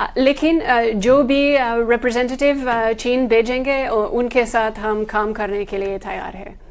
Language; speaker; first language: Hindi; non-native, fluent; English